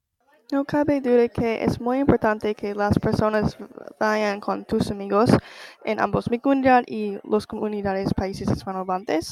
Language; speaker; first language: Spanish; non-native, learner; English